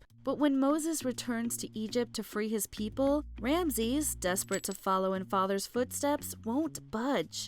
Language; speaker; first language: English; native; English